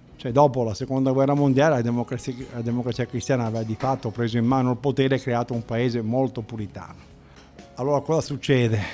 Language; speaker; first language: Italian; native; Italian